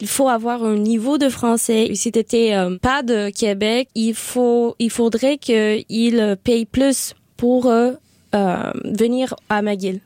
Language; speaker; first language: French; non-native, local second language; Spanish